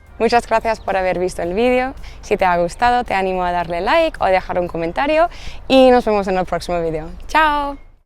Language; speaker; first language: Spanish; non-native, fluent; English